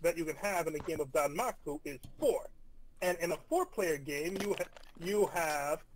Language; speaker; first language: English; native; English